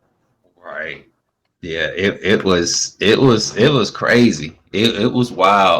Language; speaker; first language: English; native; English